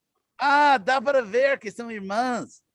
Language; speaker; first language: Portuguese; non-native, fluent; English